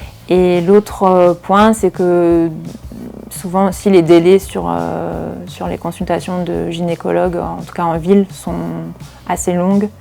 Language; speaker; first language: French; native; French